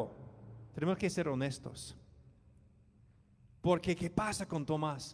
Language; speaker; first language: Spanish; non-native, fluent; English